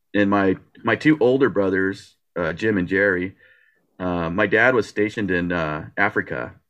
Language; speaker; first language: English; early bilingual, other home language; Japanese